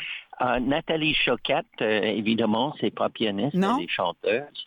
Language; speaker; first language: French; native; French